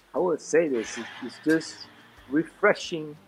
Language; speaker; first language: English; non-native, fluent; Spanish